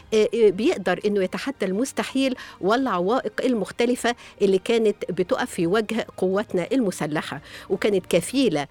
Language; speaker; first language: Arabic; native; Arabic